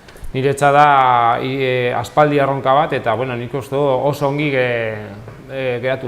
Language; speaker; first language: Basque; non-native, local second language; Spanish